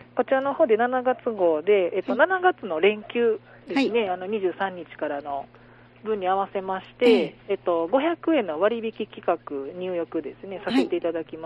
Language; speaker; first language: Japanese; native; Japanese